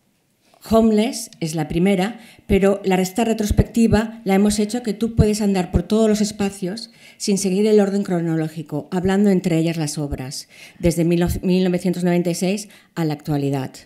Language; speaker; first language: Spanish; native; Spanish